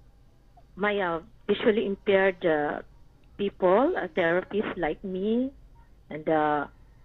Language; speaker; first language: English; non-native, local second language; Hiligaynon